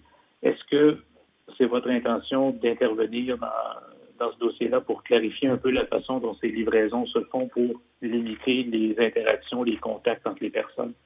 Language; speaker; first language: French; native; French